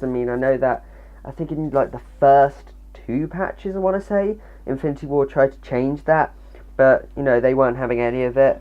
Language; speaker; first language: English; native; English